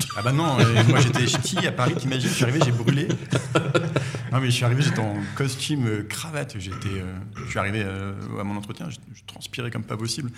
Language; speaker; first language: French; native; French